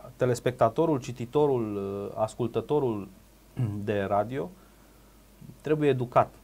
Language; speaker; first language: Romanian; native; Romanian